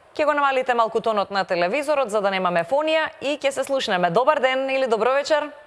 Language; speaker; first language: Macedonian; native; Macedonian